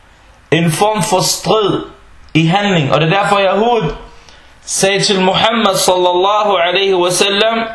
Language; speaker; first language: Danish; non-native, fluent; Arabic